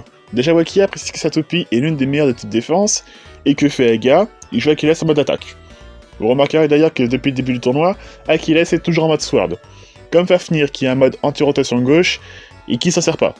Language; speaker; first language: French; native; French